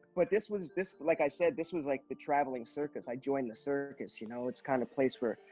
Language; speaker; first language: English; native; English